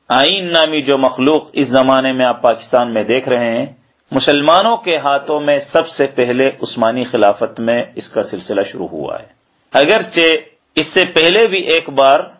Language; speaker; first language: Urdu; native; Urdu